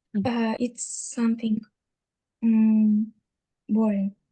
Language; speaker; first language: English; non-native, learner; Russian